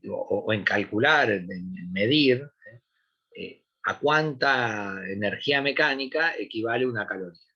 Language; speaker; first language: Spanish; native; Spanish